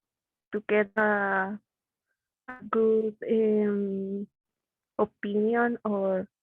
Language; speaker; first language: English; non-native, learner; Spanish